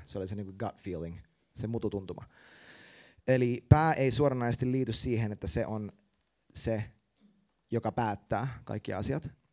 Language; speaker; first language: Finnish; native; Finnish